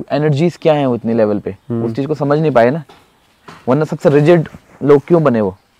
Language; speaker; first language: Hindi; non-native, local second language; Garhwali